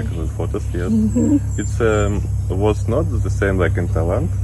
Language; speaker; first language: English; non-native, learner; Russian